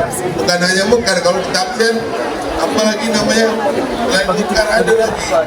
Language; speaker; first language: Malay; non-native, local second language; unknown